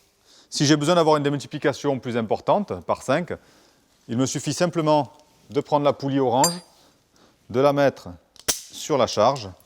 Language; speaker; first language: French; native; French